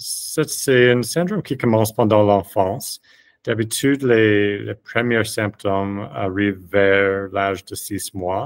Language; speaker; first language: French; non-native, fluent; English